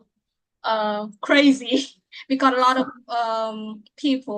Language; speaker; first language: English; non-native, learner; Vietnamese